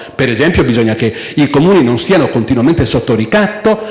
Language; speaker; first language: Italian; native; Italian